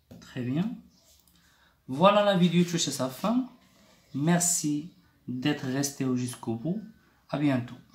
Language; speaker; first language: French; non-native, local second language; Arabic